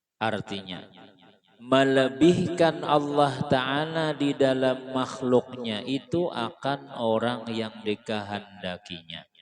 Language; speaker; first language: Indonesian; non-native, local second language; Banjar